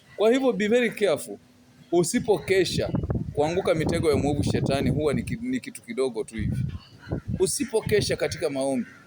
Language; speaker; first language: Swahili; non-native, local second language; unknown